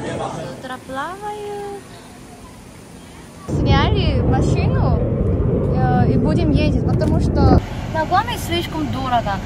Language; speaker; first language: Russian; non-native, fluent; Korean